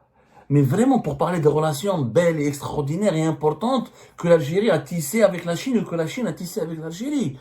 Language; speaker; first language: French; non-native, local second language; Arabic